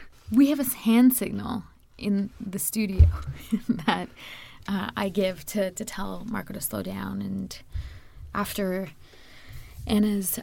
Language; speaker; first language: English; native; English